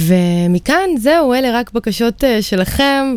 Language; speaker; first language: Hebrew; native; Hebrew